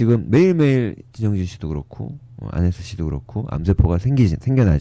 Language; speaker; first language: Korean; native; Korean